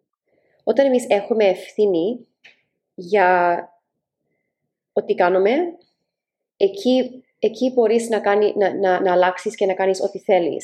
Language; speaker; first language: Greek; early bilingual, heritage; Greek